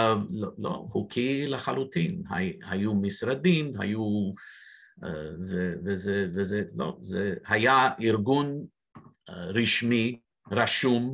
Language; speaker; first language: Hebrew; non-native, fluent; English